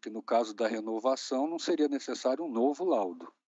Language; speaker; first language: Portuguese; native; Portuguese